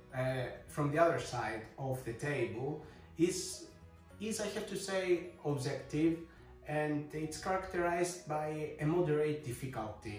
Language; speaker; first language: English; non-native, fluent; Greek